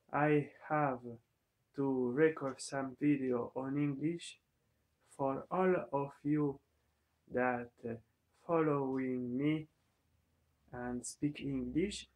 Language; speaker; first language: English; non-native, learner; Italian